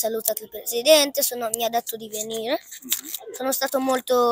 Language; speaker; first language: Italian; early bilingual, other home language; Fula